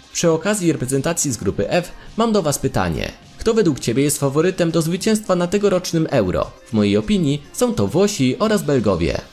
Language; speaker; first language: Polish; native; Polish